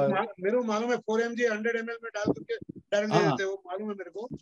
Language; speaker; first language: Hindi; non-native, local second language; Gujarati